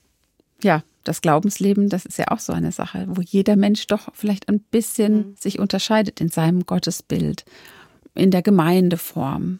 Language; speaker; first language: German; native; German